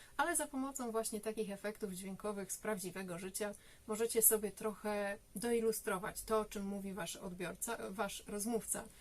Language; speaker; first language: Polish; native; Polish